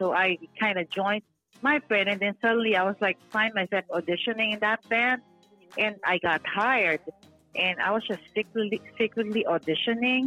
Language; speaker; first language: English; non-native, local second language; Filipino